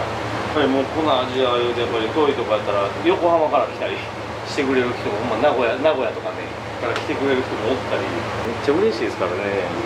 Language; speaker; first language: Japanese; native; Japanese